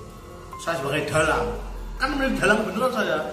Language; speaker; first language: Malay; non-native, local second language; Javanese